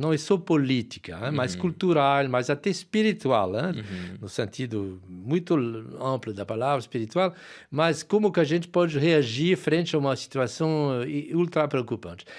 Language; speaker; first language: Portuguese; non-native, fluent; French